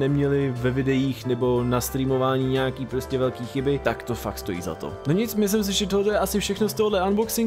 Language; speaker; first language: Czech; native; Czech